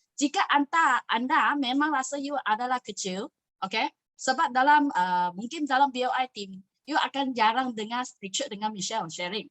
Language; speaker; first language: Malay; non-native, local second language; Chinese